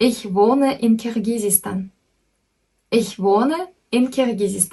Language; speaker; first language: German; non-native, fluent; Kyrgyz